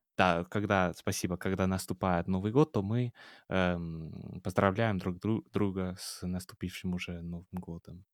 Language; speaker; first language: Russian; non-native, fluent; English